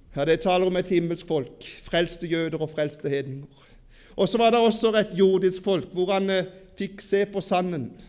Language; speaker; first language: Norwegian; native; Norwegian